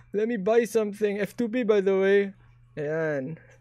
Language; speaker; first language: English; non-native, local second language; Filipino